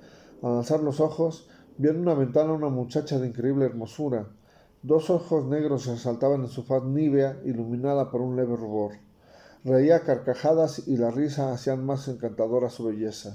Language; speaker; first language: Spanish; native; Spanish